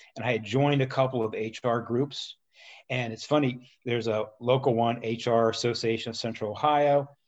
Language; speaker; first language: English; native; English